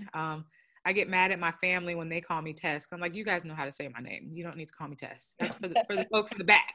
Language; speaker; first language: English; native; English